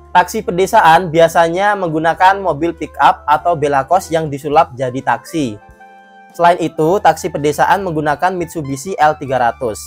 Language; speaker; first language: Indonesian; native; Indonesian